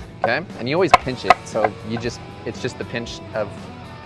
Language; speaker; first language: English; native; English